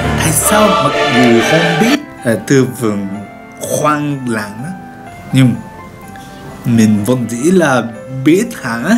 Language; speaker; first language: Vietnamese; non-native, learner; Japanese